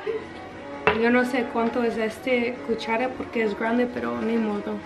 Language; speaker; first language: Spanish; early bilingual, heritage; Spanish